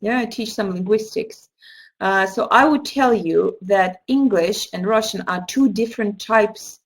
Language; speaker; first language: English; non-native, fluent; Russian